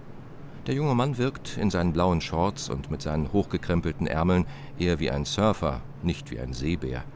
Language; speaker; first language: German; native; German